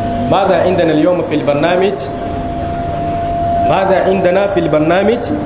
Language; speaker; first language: Arabic; non-native, fluent; Hausa